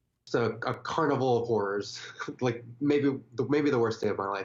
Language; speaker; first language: English; native; English